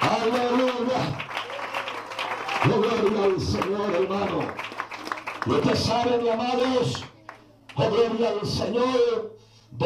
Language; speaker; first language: Spanish; native; Spanish